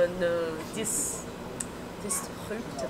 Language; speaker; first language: French; non-native, fluent; Chinese